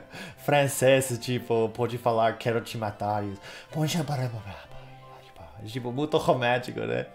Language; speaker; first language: Portuguese; non-native, learner; English